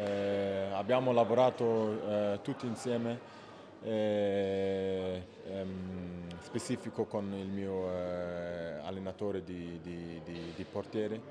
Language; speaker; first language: Italian; non-native, learner; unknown